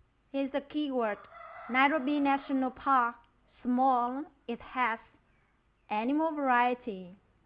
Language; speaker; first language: English; non-native, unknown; Vietnamese